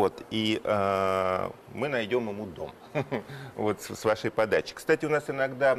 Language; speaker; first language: Russian; native; Russian